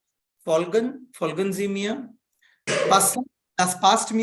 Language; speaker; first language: German; non-native, fluent; Hindi